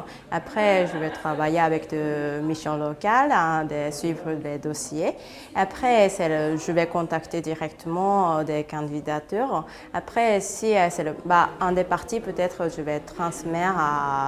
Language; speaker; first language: French; non-native, learner; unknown